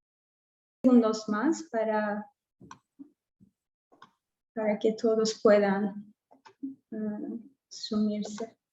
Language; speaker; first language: Spanish; non-native, fluent; English